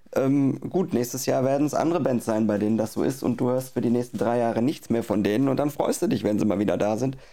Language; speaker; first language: German; native; German